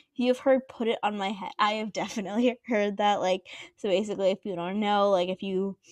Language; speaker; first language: English; native; English